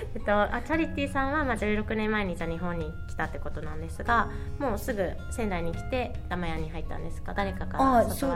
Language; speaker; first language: Japanese; native; Japanese